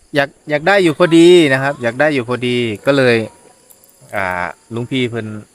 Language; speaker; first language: Thai; native; Thai